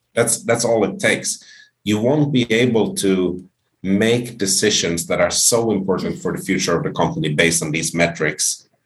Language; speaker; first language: English; non-native, fluent; Finnish